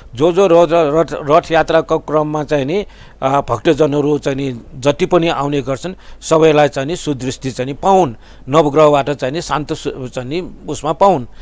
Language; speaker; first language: Nepali; non-native, local second language; Newari